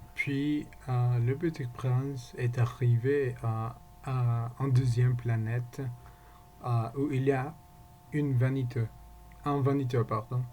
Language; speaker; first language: French; non-native, learner; Spanish